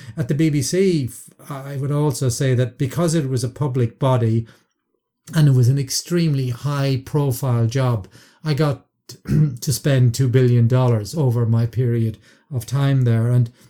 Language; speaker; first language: English; native; English